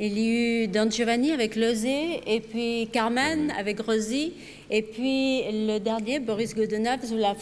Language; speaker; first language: French; native; French